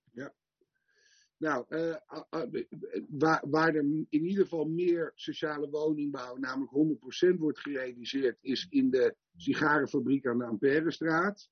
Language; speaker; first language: Dutch; native; Dutch